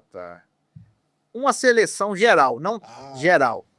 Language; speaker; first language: Portuguese; native; Portuguese